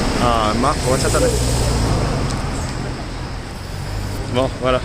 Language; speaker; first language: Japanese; non-native, fluent; French